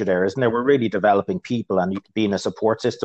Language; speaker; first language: English; native; English